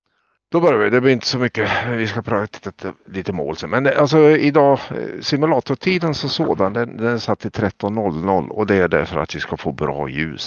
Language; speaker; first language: Swedish; native; Swedish